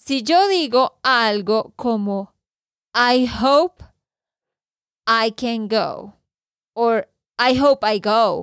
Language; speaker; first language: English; non-native, fluent; Spanish